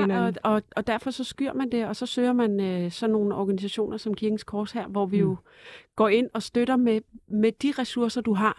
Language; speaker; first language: Danish; native; Danish